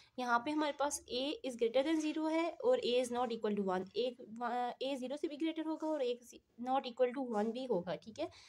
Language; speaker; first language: Urdu; non-native, local second language; Punjabi